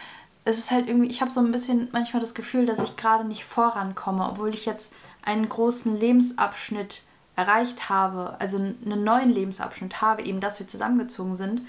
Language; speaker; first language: German; native; German